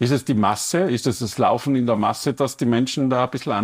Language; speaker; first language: German; native; German